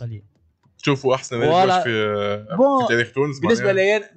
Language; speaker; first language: Arabic; native; Arabic